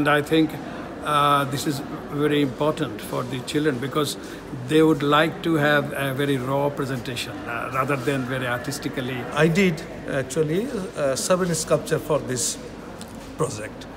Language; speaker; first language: English; non-native, local second language; Bangla